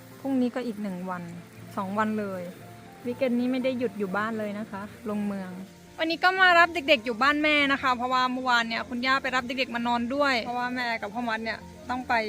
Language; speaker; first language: Thai; native; Thai